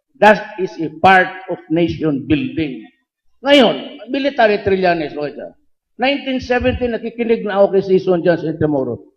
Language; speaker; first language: Filipino; non-native, local second language; Cebuano